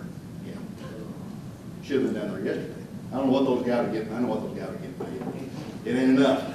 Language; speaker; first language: English; native; English